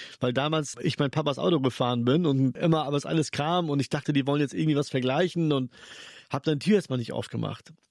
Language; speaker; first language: German; early bilingual, other home language; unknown